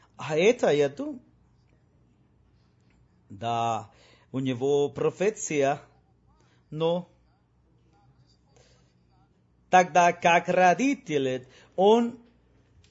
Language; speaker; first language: Russian; non-native, learner; Spanish